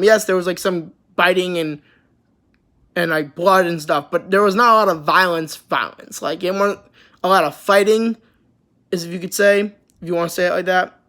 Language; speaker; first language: English; native; English